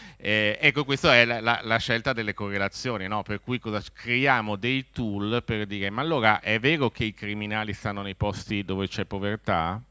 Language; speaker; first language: Italian; native; Italian